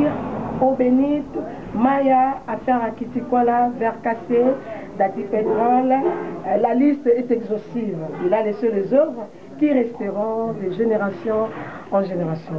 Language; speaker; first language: French; non-native, local second language; Lingala